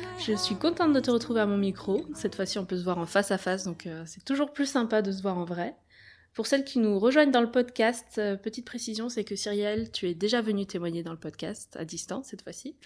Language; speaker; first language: French; native; French